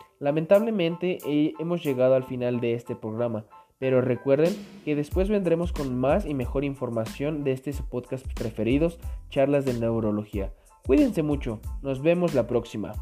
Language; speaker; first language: Spanish; native; Spanish